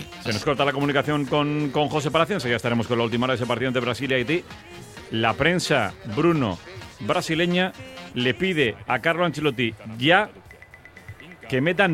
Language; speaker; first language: Spanish; native; Spanish